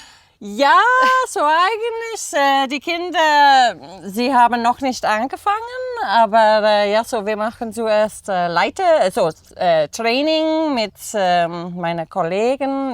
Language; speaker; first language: German; non-native, learner; English